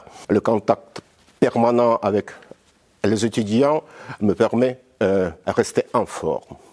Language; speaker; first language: French; non-native, fluent; Russian